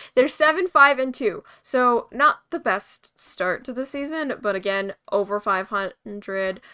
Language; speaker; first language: English; native; English